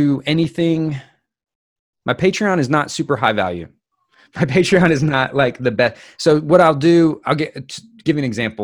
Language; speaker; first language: English; native; English